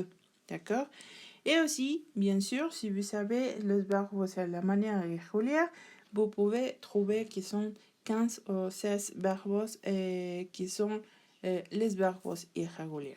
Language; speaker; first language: French; non-native, learner; Spanish